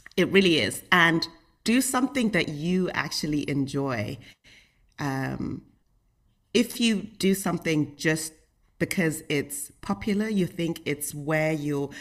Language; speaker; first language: English; native; English